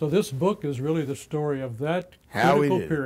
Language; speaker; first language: English; native; English